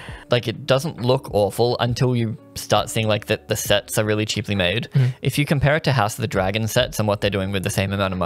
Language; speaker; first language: English; native; English